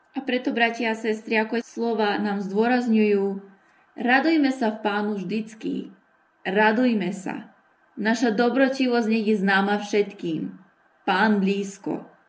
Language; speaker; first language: Slovak; early bilingual, heritage; Slovak